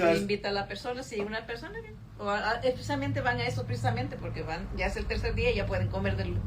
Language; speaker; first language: Spanish; native; Spanish